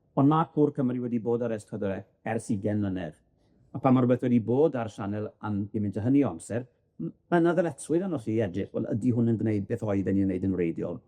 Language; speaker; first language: Welsh; native; Welsh